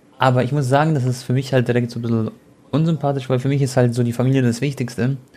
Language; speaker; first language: German; early bilingual, other home language; Croatian